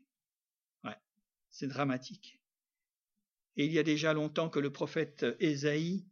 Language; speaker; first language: French; native; French